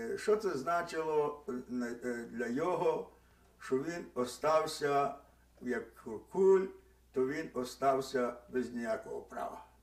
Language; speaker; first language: Ukrainian; native; Ukrainian